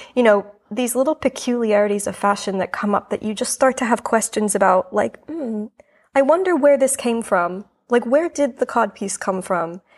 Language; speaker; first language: English; native; English